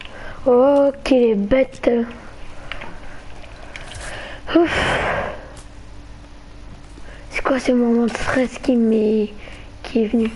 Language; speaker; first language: French; native; French